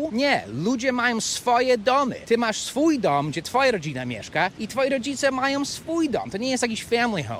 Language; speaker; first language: Polish; non-native, fluent; English